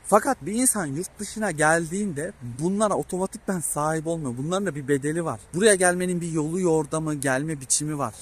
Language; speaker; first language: Turkish; native; Turkish